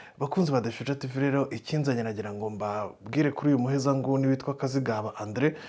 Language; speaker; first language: Kinyarwanda; native; Kinyarwanda